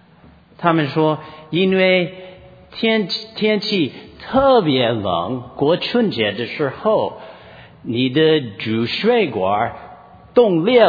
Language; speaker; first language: Chinese; non-native, fluent; English